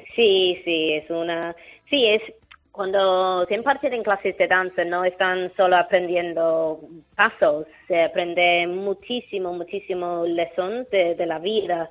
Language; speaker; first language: Spanish; non-native, fluent; English